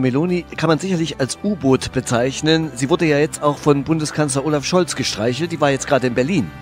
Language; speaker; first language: German; native; German